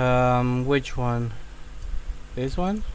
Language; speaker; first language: English; non-native, fluent; Spanish